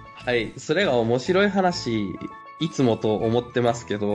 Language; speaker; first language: Japanese; non-native, fluent; Spanish